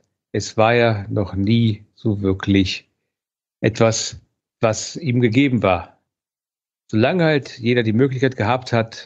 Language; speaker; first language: German; native; German